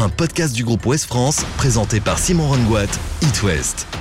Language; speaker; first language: French; native; French